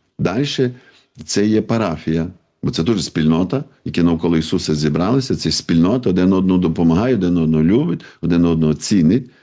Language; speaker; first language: Ukrainian; native; Ukrainian